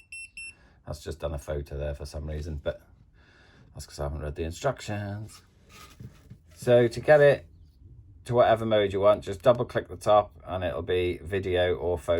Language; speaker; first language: English; native; English